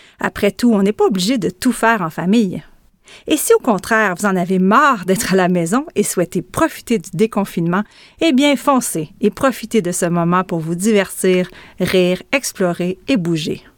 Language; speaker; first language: French; native; French